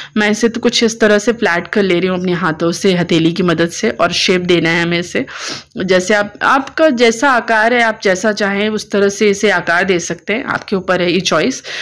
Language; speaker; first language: Hindi; native; Hindi